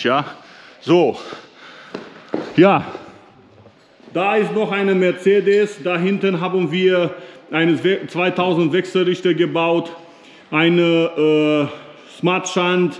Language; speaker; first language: German; non-native, learner; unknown